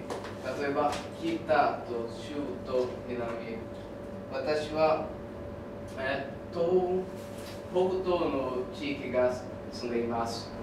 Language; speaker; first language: Japanese; non-native, learner; Portuguese